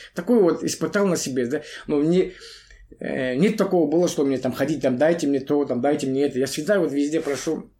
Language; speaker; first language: Russian; non-native, local second language; Kazakh